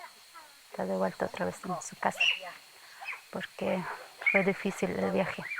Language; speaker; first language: Spanish; non-native, local second language; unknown